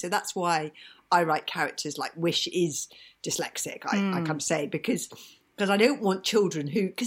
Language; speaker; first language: English; native; English